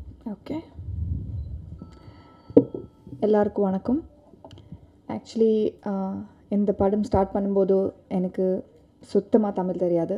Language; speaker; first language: Tamil; non-native, learner; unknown